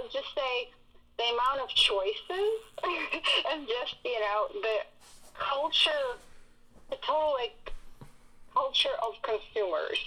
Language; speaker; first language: English; non-native, fluent; Russian